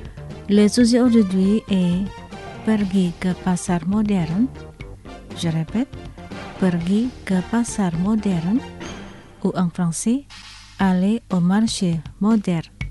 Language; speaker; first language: French; non-native, fluent; Indonesian